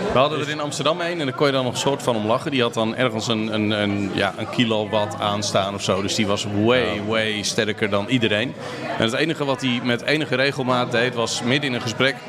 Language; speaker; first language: Dutch; native; Dutch